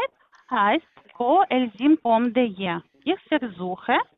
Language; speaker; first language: German; non-native, learner; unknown